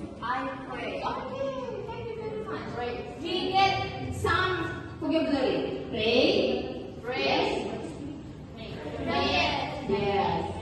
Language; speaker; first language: English; non-native, learner; Indonesian